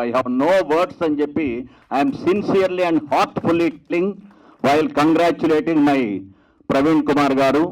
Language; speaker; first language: Telugu; native; Telugu